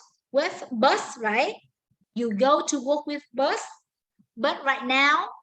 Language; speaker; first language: English; non-native, learner; Vietnamese